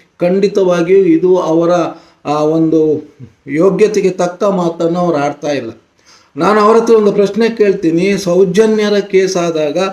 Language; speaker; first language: Kannada; non-native, local second language; Tulu